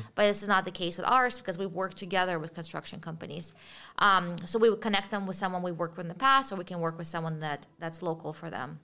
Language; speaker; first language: English; early bilingual, other home language; Russian